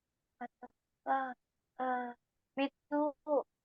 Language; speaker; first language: Japanese; non-native, learner; Indonesian